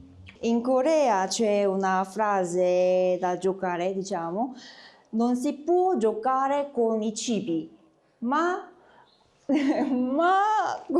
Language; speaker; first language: Italian; non-native, learner; Korean